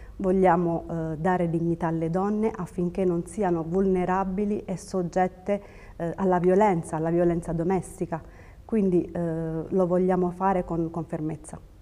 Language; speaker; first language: Italian; early bilingual, other home language; Tigrinya